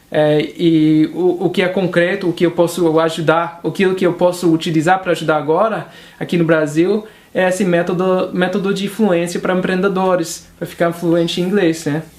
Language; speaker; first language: Portuguese; non-native, fluent; English